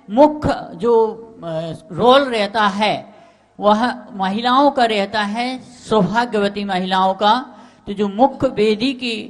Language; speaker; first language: Hindi; native; Hindi